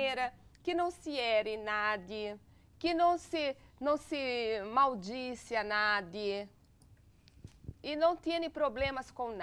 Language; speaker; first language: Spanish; non-native, learner; Portuguese